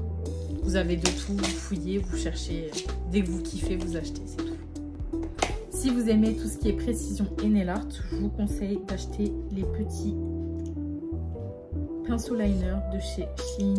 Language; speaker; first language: French; native; French